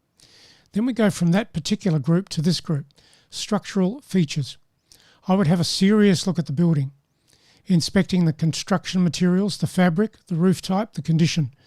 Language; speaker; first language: English; native; English